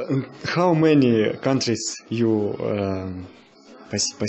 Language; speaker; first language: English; non-native, learner; Russian